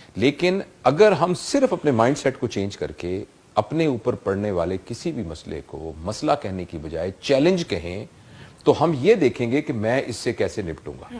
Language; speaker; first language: Urdu; non-native, local second language; Punjabi